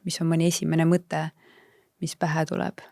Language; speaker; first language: Estonian; native; Estonian